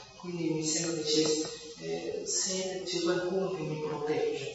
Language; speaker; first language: Italian; non-native, learner; Vietnamese